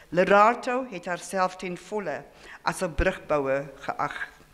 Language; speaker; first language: Afrikaans; early bilingual, heritage; Afrikaans